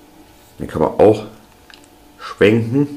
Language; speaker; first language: German; native; German